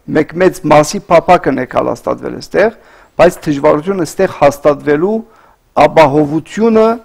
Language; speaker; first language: Armenian; early bilingual, heritage; Armenian